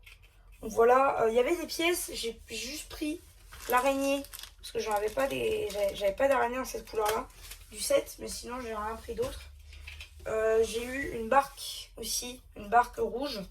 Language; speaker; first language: French; native; French